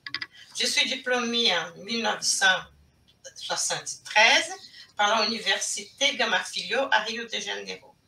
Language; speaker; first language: French; non-native, fluent; Portuguese